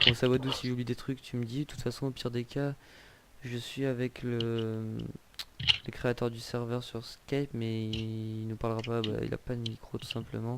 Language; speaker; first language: French; native; French